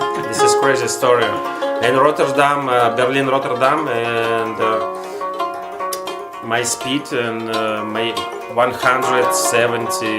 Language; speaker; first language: English; non-native, learner; Russian